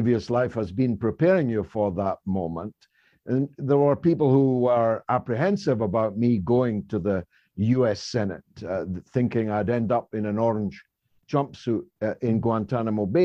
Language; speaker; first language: English; native; English